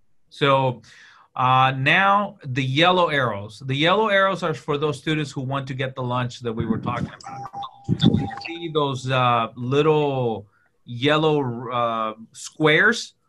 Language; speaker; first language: English; early bilingual, other home language; Spanish